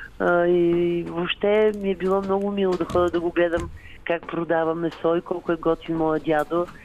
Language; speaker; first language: Bulgarian; native; Bulgarian